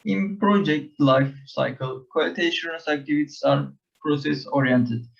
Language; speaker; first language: English; non-native, learner; Turkish